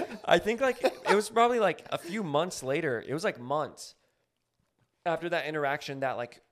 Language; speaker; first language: English; native; English